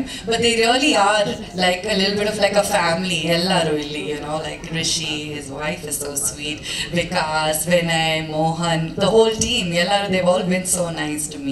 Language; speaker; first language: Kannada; non-native, learner; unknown